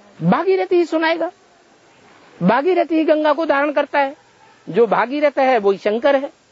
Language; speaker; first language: Hindi; native; Hindi